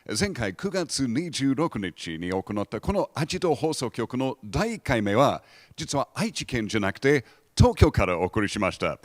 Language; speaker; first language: Japanese; non-native, fluent; English